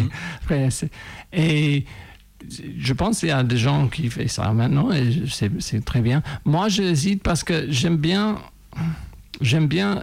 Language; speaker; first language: French; non-native, fluent; English